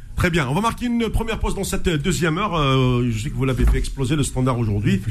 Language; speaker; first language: French; non-native, local second language; Arabic